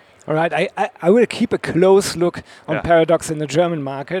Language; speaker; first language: English; non-native, fluent; German